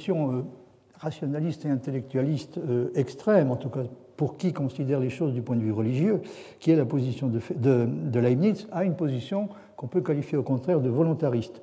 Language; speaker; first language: French; native; French